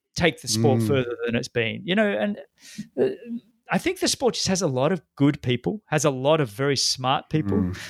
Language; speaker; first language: English; native; English